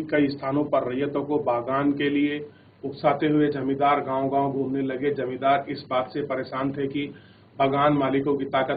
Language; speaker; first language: Hindi; native; Hindi